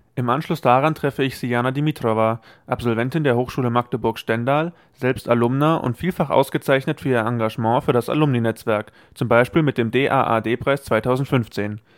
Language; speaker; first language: German; native; German